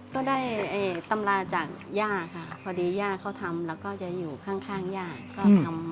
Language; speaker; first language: Thai; native; Thai